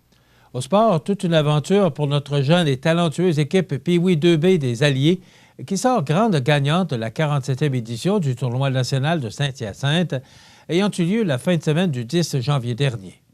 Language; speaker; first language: French; native; French